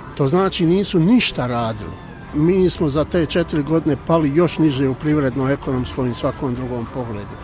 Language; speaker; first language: Bosnian; native; Bosnian